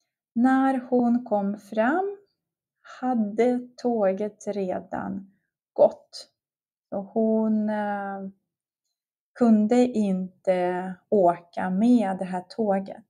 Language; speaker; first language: Swedish; non-native, fluent; Russian